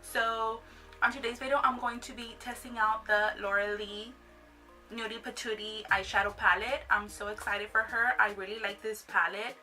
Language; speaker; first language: English; native; English